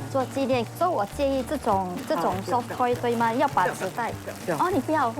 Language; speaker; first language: Chinese; native; Chinese